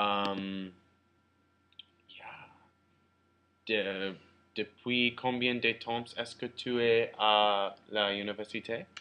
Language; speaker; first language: French; non-native, learner; English